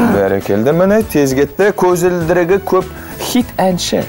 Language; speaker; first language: Kazakh; native; Kazakh